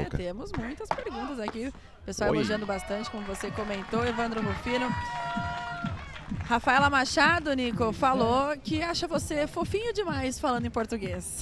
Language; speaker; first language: Portuguese; native; Portuguese